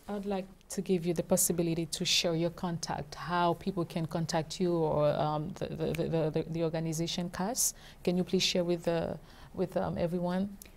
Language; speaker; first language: English; non-native, fluent; Haitian Creole